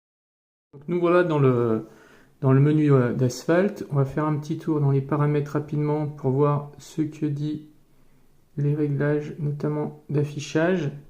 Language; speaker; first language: French; native; French